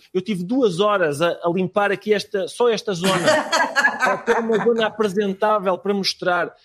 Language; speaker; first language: Portuguese; native; Portuguese